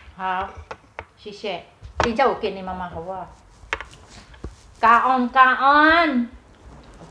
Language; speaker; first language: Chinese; non-native, learner; Cebuano